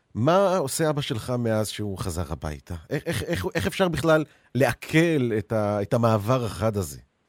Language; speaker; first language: Hebrew; native; Hebrew